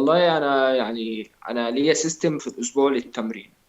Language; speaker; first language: Arabic; native; Arabic